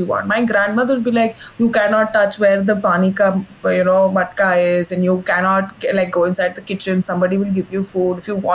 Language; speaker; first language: English; non-native, local second language; Hindi